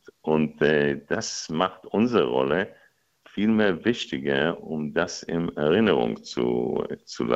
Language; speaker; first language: German; non-native, fluent; Hebrew